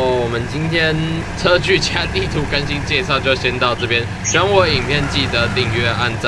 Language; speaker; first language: Chinese; native; Chinese